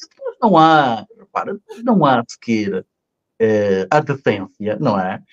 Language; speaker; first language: Portuguese; native; Portuguese